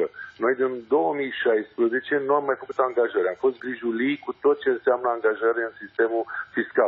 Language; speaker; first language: Romanian; native; Romanian